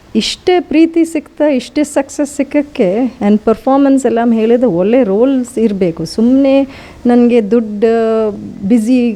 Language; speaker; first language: Kannada; non-native, fluent; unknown